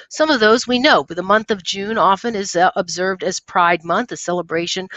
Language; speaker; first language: English; native; English